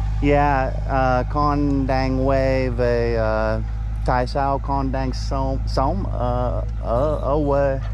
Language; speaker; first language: Vietnamese; non-native, learner; English